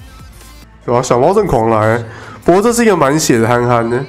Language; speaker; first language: Chinese; native; Chinese